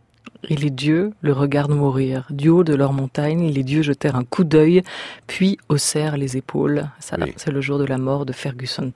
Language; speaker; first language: French; native; French